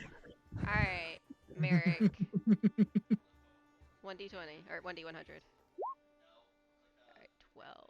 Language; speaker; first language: English; native; English